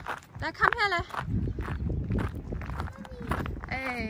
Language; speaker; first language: Chinese; native; Chinese